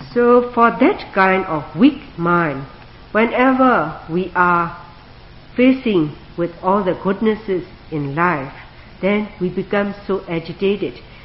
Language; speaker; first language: English; non-native, fluent; Burmese